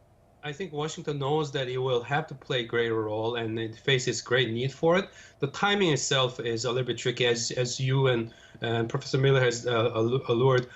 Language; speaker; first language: English; non-native, fluent; Korean